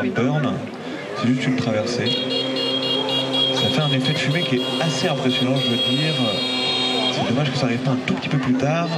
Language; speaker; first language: French; native; French